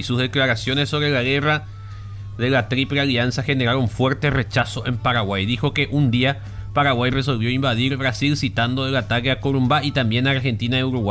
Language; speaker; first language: Spanish; native; Spanish